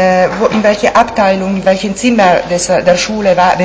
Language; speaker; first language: German; non-native, fluent; Italian